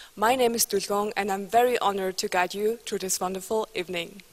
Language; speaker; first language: English; non-native, fluent; Mongolian